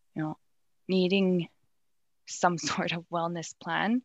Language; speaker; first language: English; native; English